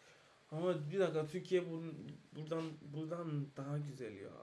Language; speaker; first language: Turkish; non-native, learner; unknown